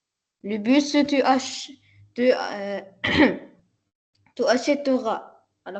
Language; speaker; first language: French; non-native, learner; Arabic